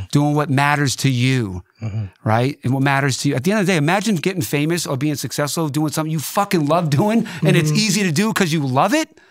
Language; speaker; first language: English; native; English